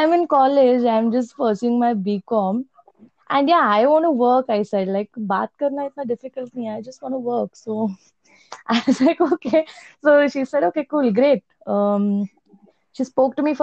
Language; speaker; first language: English; non-native, local second language; Hindi